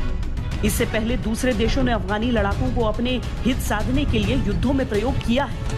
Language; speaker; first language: Hindi; native; Hindi